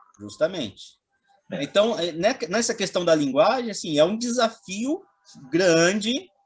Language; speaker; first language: Portuguese; native; Portuguese